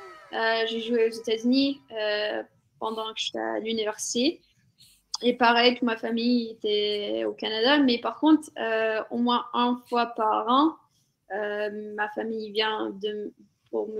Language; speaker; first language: French; non-native, fluent; English